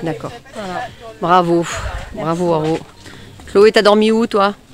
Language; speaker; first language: French; native; French